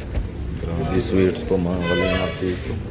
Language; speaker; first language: Filipino; non-native, local second language; Bikol